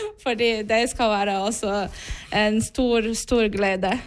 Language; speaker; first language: Norwegian; non-native, fluent; Portuguese